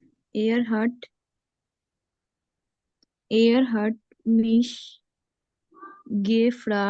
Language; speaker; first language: German; non-native, learner; Urdu